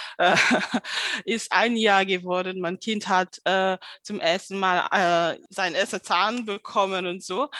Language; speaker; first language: German; non-native, fluent; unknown